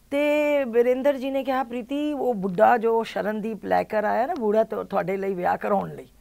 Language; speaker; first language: Punjabi; early bilingual, heritage; Punjabi